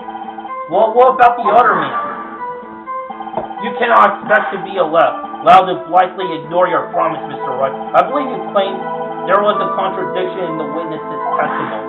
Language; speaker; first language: English; native; English